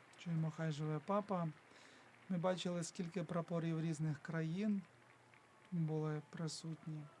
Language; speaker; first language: Ukrainian; native; Ukrainian